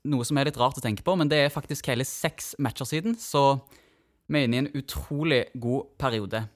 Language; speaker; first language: Norwegian; native; Norwegian